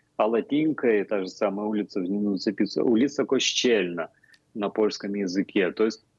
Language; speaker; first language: Russian; non-native, fluent; Lithuanian